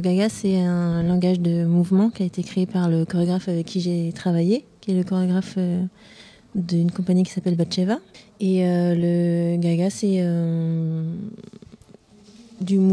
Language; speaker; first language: French; native; French